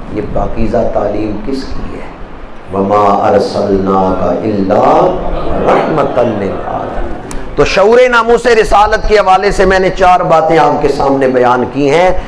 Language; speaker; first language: Urdu; non-native, local second language; Punjabi